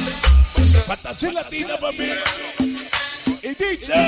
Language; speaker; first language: Spanish; native; Spanish